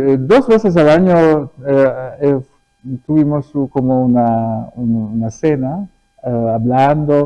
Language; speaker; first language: Spanish; early bilingual, other home language; German